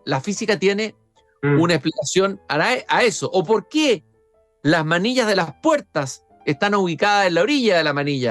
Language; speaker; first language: Spanish; native; Spanish